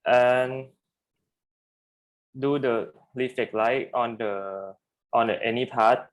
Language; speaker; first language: English; non-native, learner; Thai